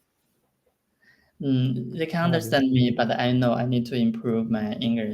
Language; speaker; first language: English; non-native, learner; Chinese